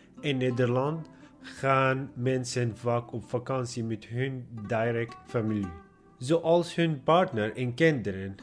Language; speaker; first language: Dutch; non-native, learner; Arabic